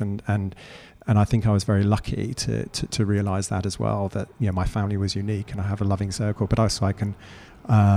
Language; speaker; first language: English; native; English